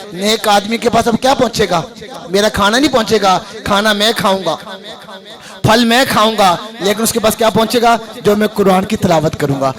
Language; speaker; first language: Urdu; non-native, local second language; Punjabi